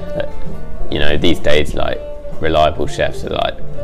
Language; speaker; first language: English; native; English